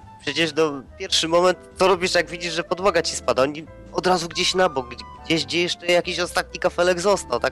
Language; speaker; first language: Polish; native; Polish